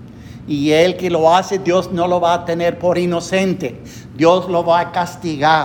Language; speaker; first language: Spanish; non-native, fluent; English